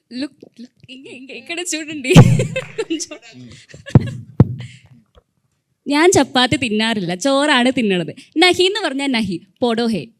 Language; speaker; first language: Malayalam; non-native, learner; Telugu